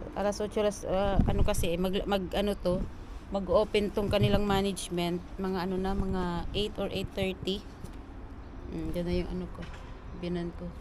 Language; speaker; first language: Filipino; native; Filipino